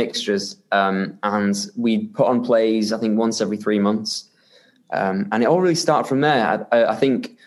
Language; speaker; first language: English; native; English